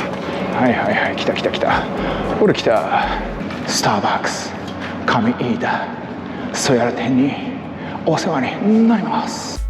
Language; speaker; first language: Japanese; native; Japanese